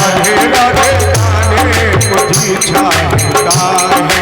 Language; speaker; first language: Hindi; native; Hindi